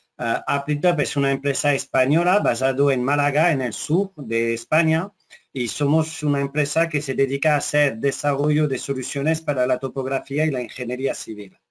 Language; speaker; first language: Spanish; non-native, fluent; French